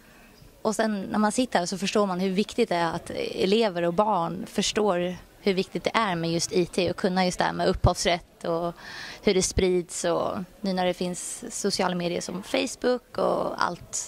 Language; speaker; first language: Swedish; native; Swedish